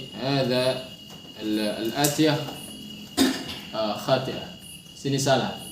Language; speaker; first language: Arabic; non-native, fluent; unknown